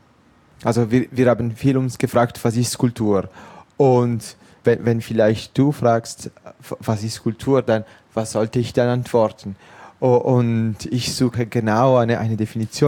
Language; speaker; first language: German; non-native, local second language; Italian